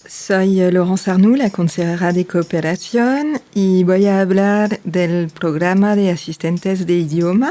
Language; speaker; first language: Spanish; non-native, fluent; French